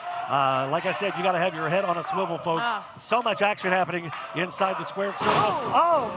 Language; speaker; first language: English; native; English